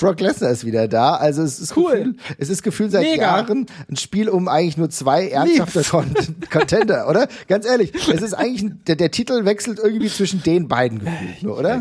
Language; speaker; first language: German; native; German